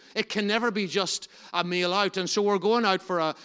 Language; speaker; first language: English; native; English